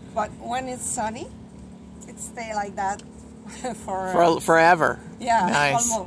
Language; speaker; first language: English; non-native, learner; French